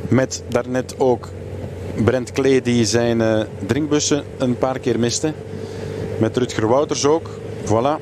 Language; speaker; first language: Dutch; native; Dutch